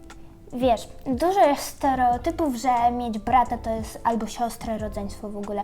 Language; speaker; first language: Polish; early bilingual, other home language; Ukrainian